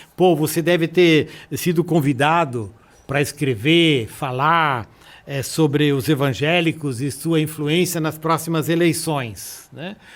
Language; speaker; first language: Portuguese; native; Portuguese